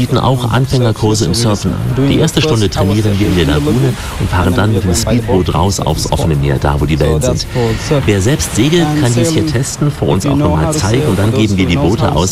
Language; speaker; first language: German; native; German